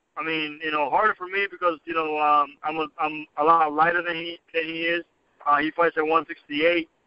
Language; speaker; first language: English; native; English